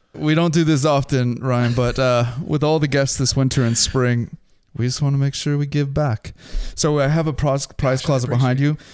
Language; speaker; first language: English; native; English